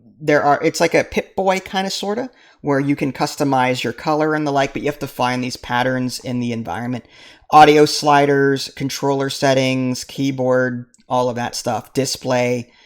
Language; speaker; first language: English; native; English